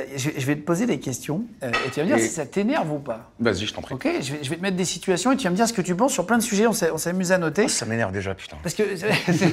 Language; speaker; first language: French; native; French